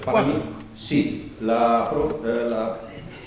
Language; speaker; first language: Spanish; non-native, fluent; Dutch